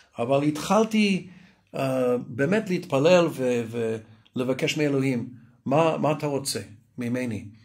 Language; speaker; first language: Hebrew; non-native, fluent; English